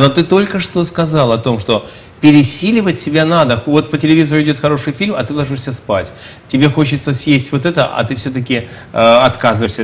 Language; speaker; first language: Russian; native; Russian